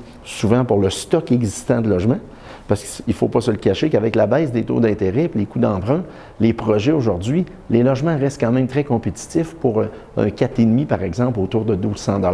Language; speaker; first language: French; native; French